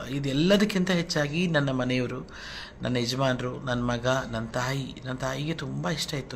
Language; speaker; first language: Kannada; non-native, local second language; Telugu